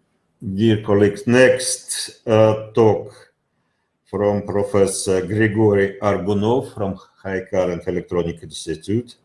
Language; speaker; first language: English; non-native, learner; Russian